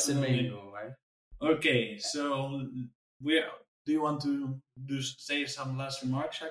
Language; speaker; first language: English; non-native, fluent; Spanish